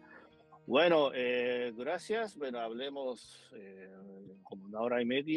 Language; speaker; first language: Spanish; non-native, fluent; Japanese